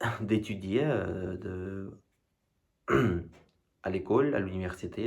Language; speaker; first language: French; non-native, learner; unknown